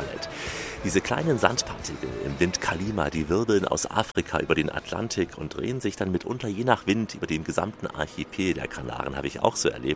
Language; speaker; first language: German; native; German